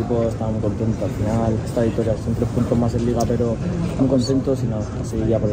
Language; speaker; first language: Spanish; native; Spanish